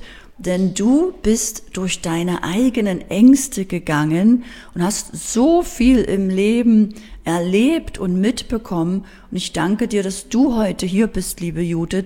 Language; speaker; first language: German; native; German